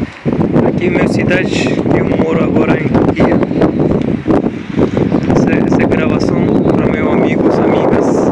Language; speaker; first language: Portuguese; non-native, learner; Turkish